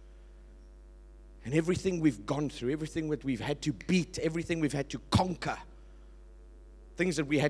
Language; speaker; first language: English; native; English